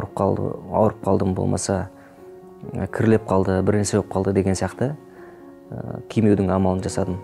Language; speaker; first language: Kazakh; native; Kazakh